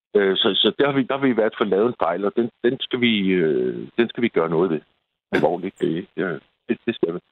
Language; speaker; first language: Danish; native; Danish